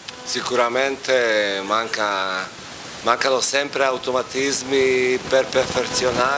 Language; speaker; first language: Italian; non-native, fluent; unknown